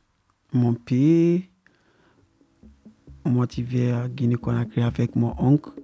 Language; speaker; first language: French; non-native, learner; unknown